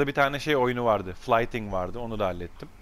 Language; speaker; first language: Turkish; native; Turkish